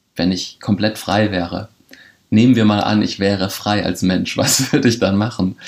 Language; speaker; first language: German; early bilingual, other home language; Polish